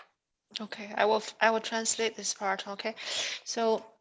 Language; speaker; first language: English; non-native, fluent; Chinese